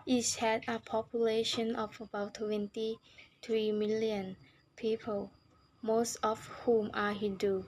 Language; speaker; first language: English; non-native, learner; Thai